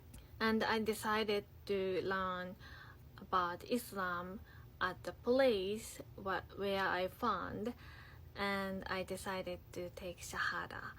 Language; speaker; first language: English; non-native, fluent; Japanese